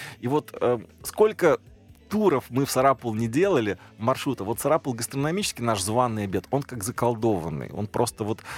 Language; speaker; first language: Russian; native; Russian